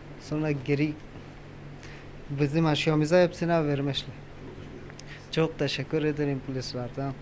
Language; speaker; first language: Turkish; non-native, learner; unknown